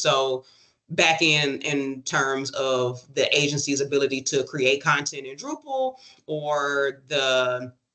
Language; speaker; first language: English; native; English